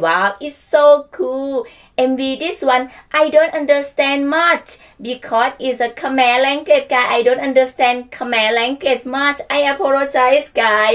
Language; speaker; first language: English; non-native, learner; Thai